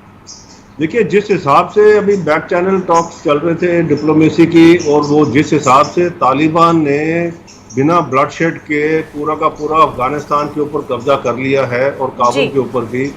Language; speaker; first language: Hindi; native; Hindi